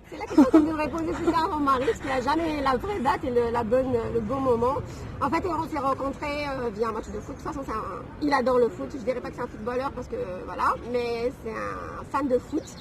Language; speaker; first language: French; non-native, local second language; Arabic